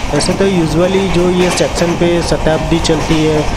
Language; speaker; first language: Hindi; non-native, local second language; Gujarati